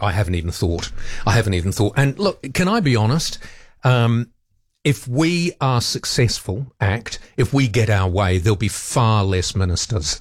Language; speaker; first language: English; native; English